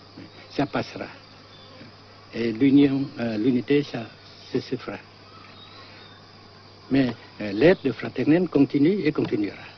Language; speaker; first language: French; non-native, local second language; Vietnamese